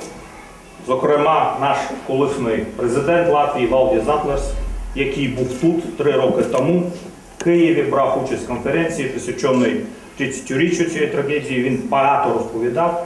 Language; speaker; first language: Ukrainian; non-native, fluent; Latvian